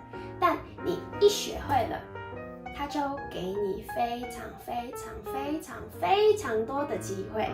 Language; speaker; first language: Chinese; non-native, fluent; Mongolian